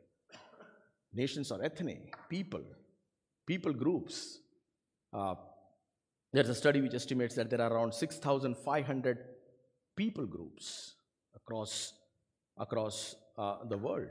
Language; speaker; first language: English; non-native, local second language; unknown